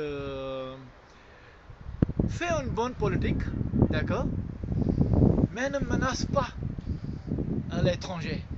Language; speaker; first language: French; non-native, fluent; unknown